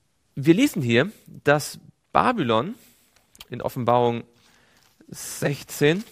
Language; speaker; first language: German; native; German